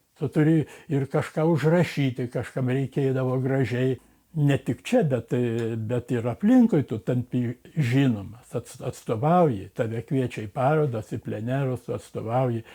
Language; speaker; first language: Lithuanian; native; Lithuanian